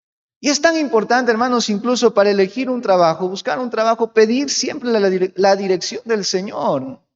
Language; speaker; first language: Spanish; native; Spanish